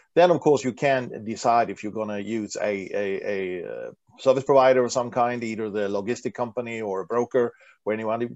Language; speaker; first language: English; non-native, fluent; Swedish